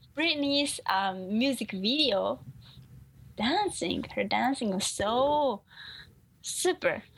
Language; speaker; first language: English; non-native, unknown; Japanese